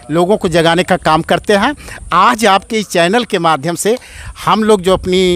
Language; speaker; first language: Hindi; native; Hindi